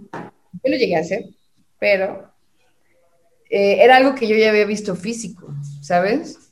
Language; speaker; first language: Spanish; native; Spanish